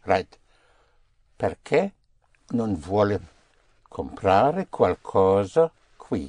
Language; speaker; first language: Italian; non-native, fluent; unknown